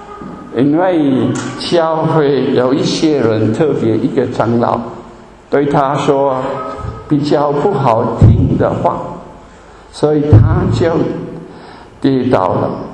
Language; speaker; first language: Chinese; non-native, fluent; German